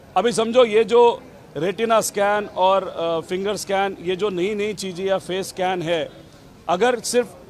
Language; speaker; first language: Hindi; non-native, local second language; Marathi